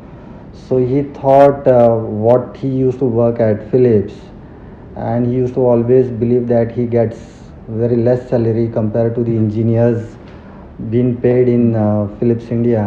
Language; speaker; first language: English; non-native, local second language; Marathi